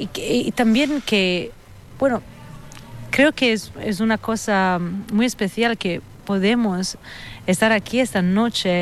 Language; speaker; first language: Spanish; non-native, fluent; Italian